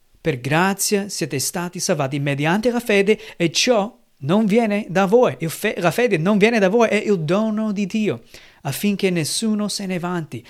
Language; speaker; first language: Italian; non-native, fluent; English